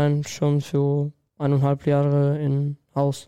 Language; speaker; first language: German; non-native, learner; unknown